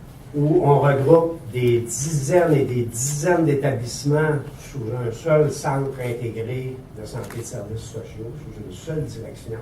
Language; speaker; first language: French; native; French